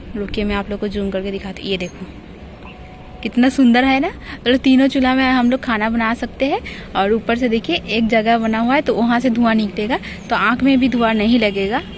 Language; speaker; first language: Hindi; non-native, local second language; Bangla